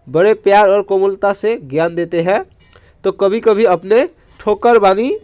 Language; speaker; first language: Hindi; non-native, local second language; Assamese